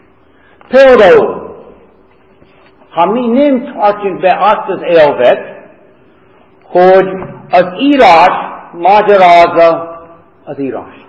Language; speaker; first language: Hungarian; non-native, fluent; English